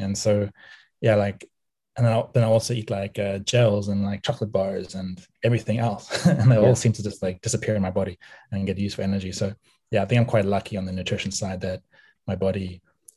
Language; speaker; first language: English; native; English